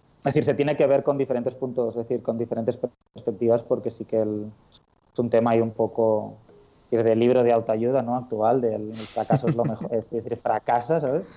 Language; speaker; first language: Spanish; native; Spanish